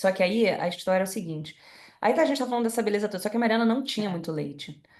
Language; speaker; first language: Portuguese; native; Portuguese